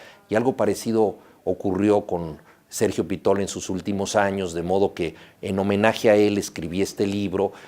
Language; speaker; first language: Spanish; native; Spanish